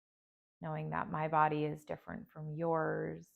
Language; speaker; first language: English; native; English